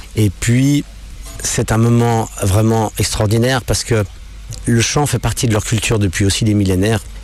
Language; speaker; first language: French; non-native, local second language; English